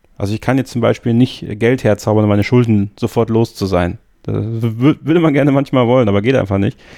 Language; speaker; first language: German; native; German